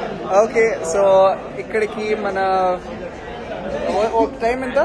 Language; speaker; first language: Telugu; non-native, learner; Kannada